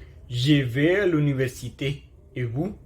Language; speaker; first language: French; non-native, learner; Spanish